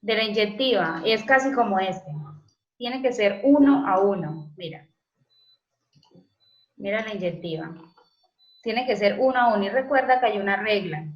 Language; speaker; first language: Spanish; native; Spanish